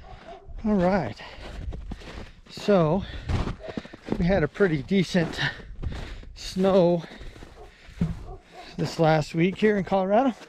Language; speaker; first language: English; native; English